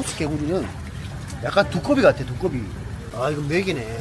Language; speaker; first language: Korean; native; Korean